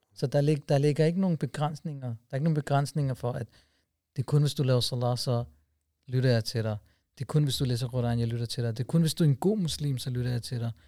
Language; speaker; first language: Danish; early bilingual, other home language; Urdu